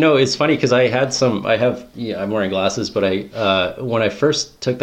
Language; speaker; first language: English; native; English